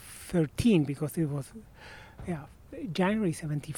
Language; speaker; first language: English; non-native, fluent; Spanish